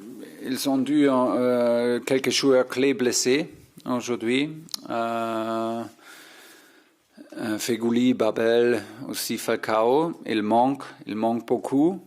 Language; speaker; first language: French; non-native, fluent; German